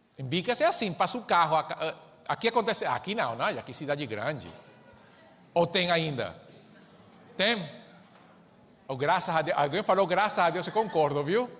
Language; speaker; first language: Portuguese; non-native, fluent; Spanish